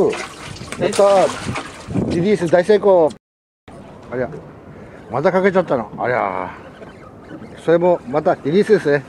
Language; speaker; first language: Japanese; native; Japanese